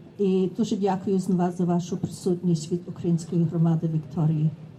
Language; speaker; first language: Ukrainian; early bilingual, heritage; Ukrainian